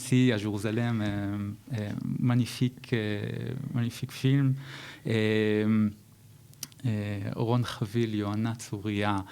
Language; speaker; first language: French; non-native, learner; Hebrew